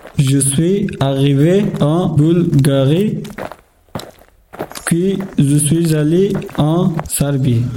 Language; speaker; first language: French; non-native, learner; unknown